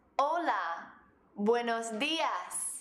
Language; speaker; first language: Spanish; non-native, fluent; English